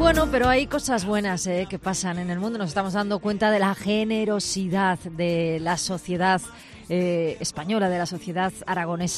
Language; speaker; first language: Spanish; native; Spanish